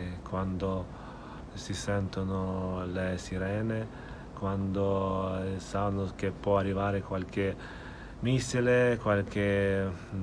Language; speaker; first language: Italian; non-native, fluent; Ukrainian